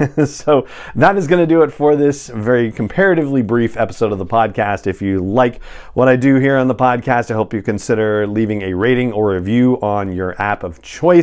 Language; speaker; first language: English; native; English